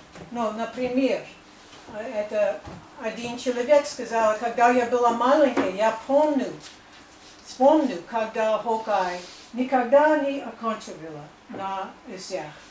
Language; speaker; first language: Russian; non-native, learner; English